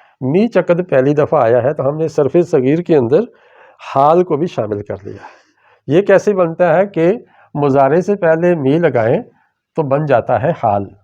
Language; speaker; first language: Urdu; non-native, local second language; Punjabi